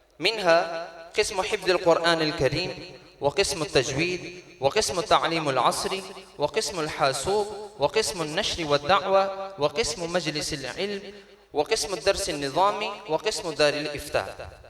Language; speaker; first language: Arabic; non-native, learner; Urdu